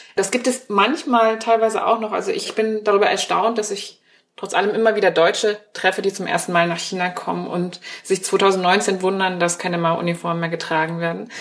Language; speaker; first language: German; early bilingual, other home language; Chinese